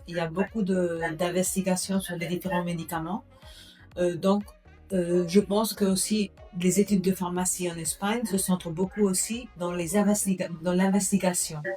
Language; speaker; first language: French; non-native, fluent; Spanish